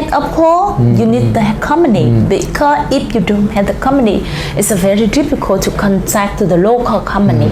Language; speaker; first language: English; non-native, learner; Vietnamese